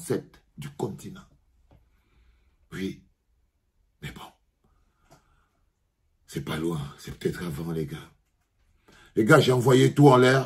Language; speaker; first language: French; native; French